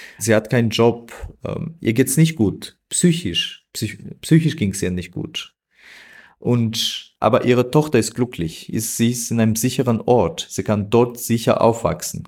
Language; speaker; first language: German; non-native, fluent; Albanian